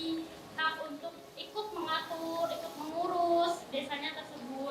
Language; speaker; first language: Indonesian; native; Indonesian